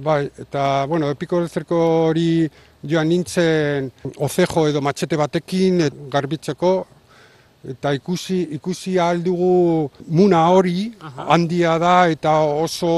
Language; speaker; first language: Basque; non-native, local second language; Spanish